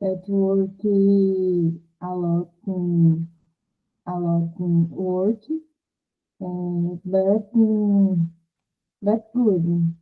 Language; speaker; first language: English; non-native, learner; Portuguese